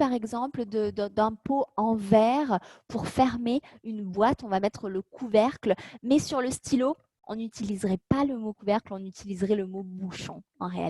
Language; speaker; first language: French; native; French